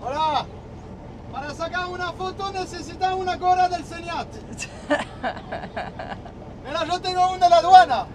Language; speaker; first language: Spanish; non-native, learner; French